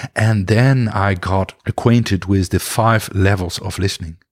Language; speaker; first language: English; non-native, fluent; Dutch